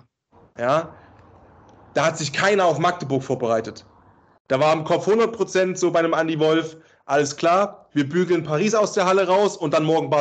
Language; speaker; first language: German; native; German